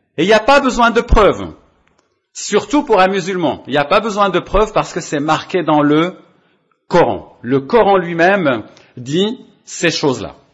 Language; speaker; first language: French; non-native, local second language; Arabic